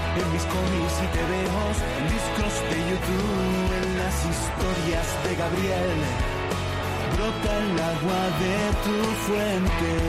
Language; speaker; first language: Spanish; native; Spanish